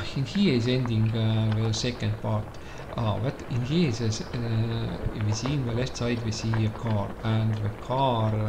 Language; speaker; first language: English; non-native, learner; Estonian